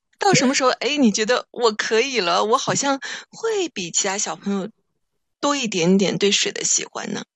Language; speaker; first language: Chinese; native; Chinese